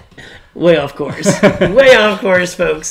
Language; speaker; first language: English; native; English